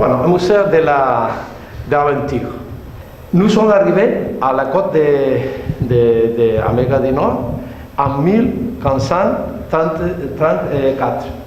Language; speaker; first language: French; non-native, learner; Spanish